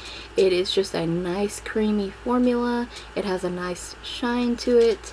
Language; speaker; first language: English; native; English